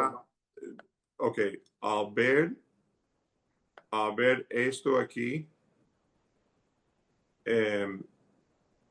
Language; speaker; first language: Spanish; early bilingual, heritage; Spanish